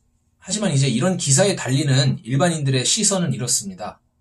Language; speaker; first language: Korean; native; Korean